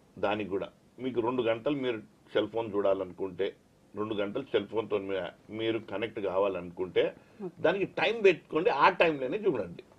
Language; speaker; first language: Telugu; native; Telugu